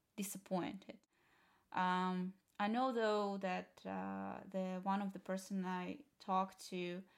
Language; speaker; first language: English; non-native, fluent; Russian